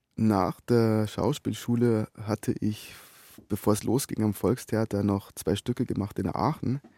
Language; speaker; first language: German; native; German